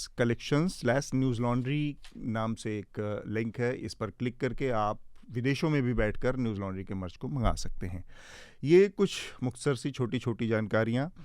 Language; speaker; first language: Hindi; native; Hindi